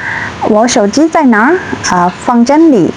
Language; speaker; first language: Chinese; non-native, fluent; Shan